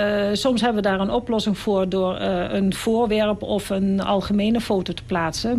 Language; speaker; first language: Dutch; native; Dutch